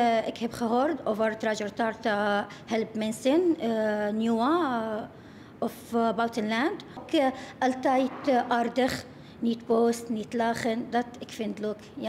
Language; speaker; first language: Dutch; non-native, learner; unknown